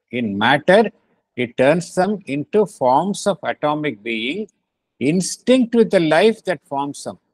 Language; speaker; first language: English; non-native, local second language; Tamil